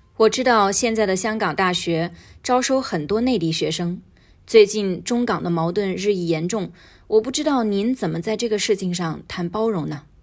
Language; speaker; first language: Chinese; native; Chinese